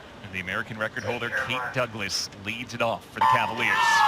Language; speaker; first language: English; native; English